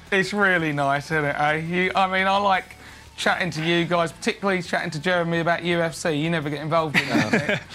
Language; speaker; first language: English; early bilingual, other home language; French